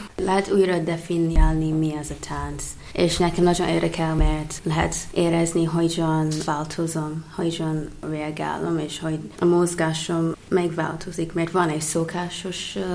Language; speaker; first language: Hungarian; non-native, fluent; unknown